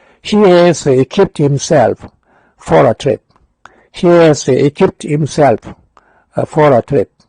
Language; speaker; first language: English; non-native, fluent; Korean